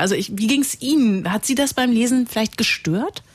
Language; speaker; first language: German; native; German